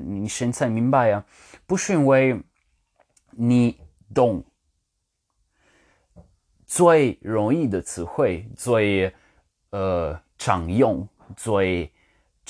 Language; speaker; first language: Chinese; non-native, learner; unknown